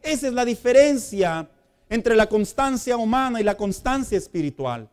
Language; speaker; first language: Spanish; native; Spanish